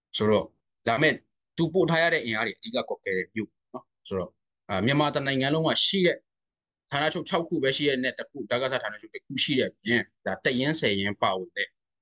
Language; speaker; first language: Burmese; native; Burmese